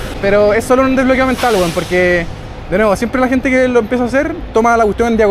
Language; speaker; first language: Spanish; native; Spanish